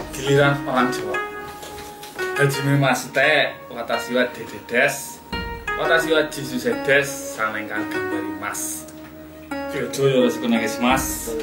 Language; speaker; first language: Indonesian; non-native, local second language; Javanese